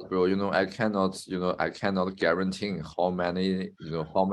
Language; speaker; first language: English; non-native, fluent; Chinese